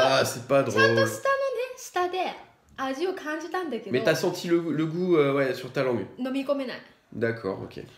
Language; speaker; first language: French; native; French